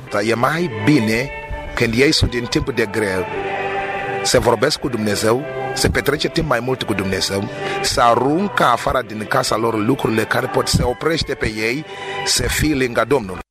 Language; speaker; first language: Romanian; non-native, learner; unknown